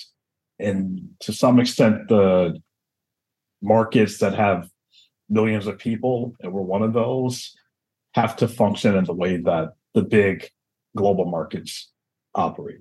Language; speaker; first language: English; native; English